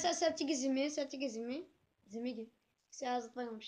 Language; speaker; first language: Bulgarian; native; Bulgarian